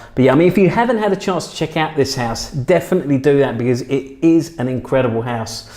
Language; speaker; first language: English; native; English